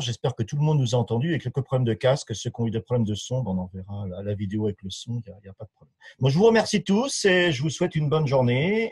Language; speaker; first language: French; native; French